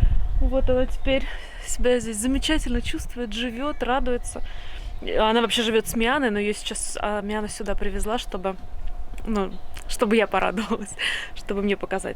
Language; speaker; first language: Russian; native; Russian